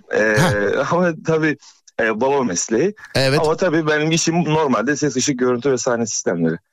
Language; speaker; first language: Turkish; native; Turkish